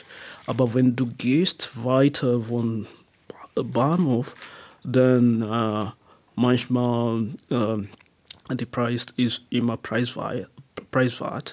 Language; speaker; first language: German; non-native, learner; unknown